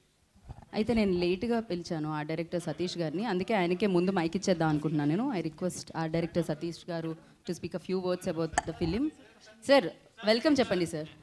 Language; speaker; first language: Telugu; native; Telugu